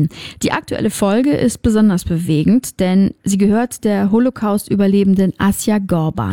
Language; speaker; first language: German; native; German